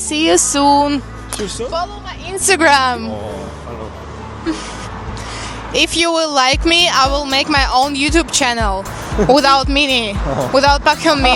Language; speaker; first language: English; non-native, learner; Russian